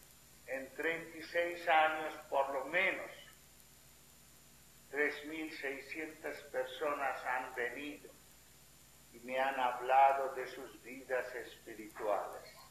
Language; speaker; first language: Spanish; non-native, fluent; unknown